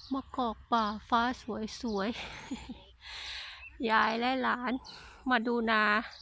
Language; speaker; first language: Thai; non-native, local second language; Khmer